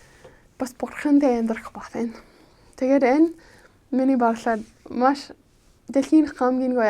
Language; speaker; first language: Mongolian; non-native, fluent; English